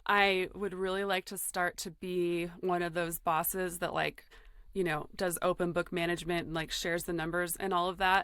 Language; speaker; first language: English; native; English